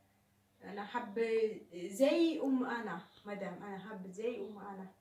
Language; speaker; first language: Arabic; non-native, learner; Oromo